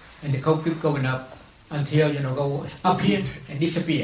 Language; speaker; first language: English; non-native, fluent; Vietnamese